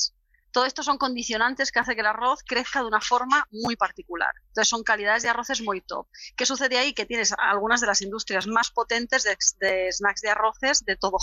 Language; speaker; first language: Spanish; native; Spanish